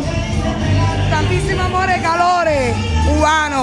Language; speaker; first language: Italian; non-native, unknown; Spanish